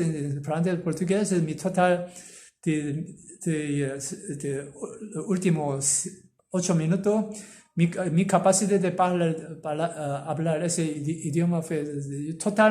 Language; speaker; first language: Spanish; non-native, learner; Korean